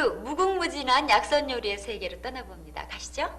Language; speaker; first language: Korean; native; Korean